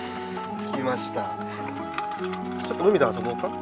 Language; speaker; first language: Japanese; native; Japanese